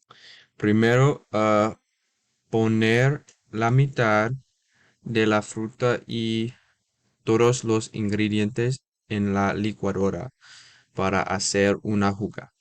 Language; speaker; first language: Spanish; non-native, learner; English